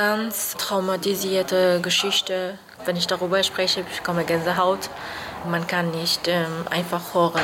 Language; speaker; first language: German; non-native, fluent; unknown